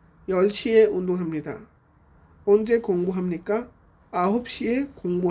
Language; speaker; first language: Korean; non-native, fluent; Urdu